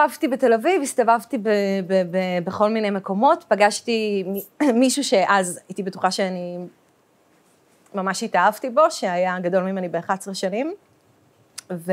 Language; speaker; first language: Hebrew; early bilingual, other home language; Russian